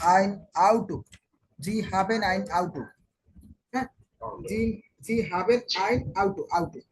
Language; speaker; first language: German; non-native, fluent; Bangla